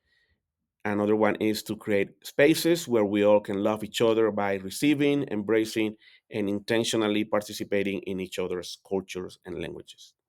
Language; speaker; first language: English; non-native, fluent; Spanish